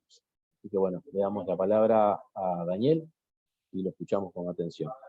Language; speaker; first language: Spanish; native; Spanish